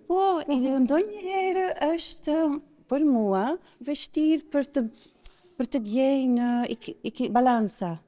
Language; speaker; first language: Albanian; non-native, learner; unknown